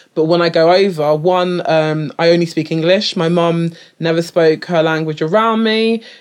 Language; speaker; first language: English; native; English